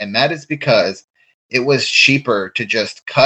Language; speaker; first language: English; native; English